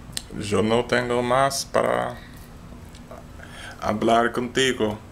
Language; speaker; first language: Spanish; non-native, learner; English